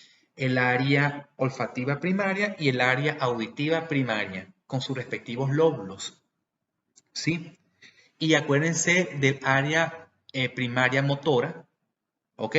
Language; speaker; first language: Spanish; native; Spanish